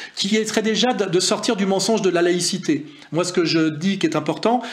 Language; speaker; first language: French; native; French